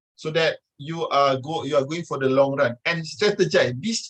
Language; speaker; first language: English; non-native, local second language; Malay